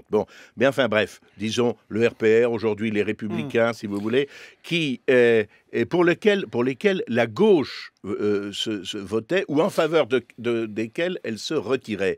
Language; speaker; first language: French; native; French